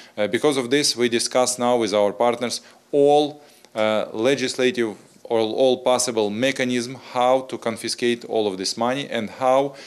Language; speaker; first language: English; non-native, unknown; Ukrainian